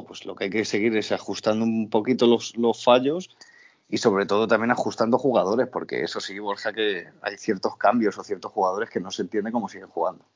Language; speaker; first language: Spanish; native; Spanish